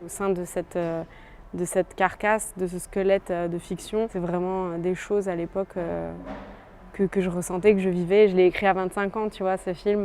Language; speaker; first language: French; native; French